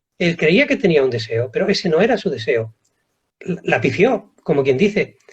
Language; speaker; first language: Spanish; native; Spanish